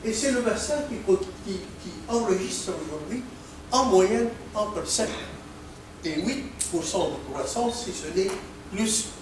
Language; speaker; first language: French; non-native, local second language; Arabic